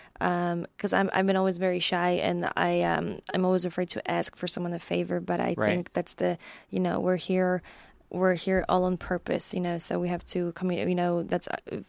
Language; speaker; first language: English; early bilingual, other home language; Polish